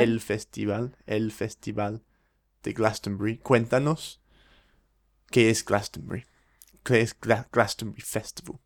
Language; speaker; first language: Spanish; non-native, fluent; English